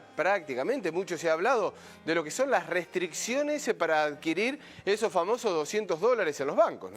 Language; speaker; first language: Spanish; native; Spanish